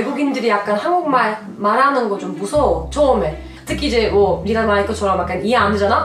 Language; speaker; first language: Korean; non-native, fluent; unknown